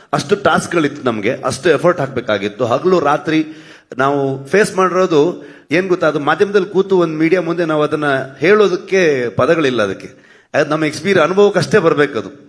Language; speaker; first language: Kannada; native; Kannada